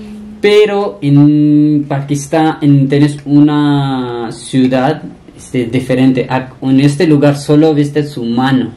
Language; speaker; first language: Spanish; non-native, learner; Punjabi